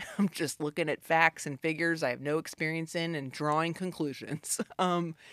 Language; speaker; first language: English; native; English